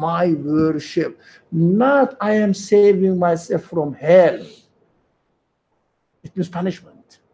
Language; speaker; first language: English; non-native, fluent; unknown